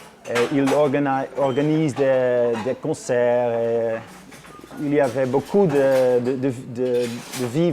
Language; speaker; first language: French; non-native, learner; Dutch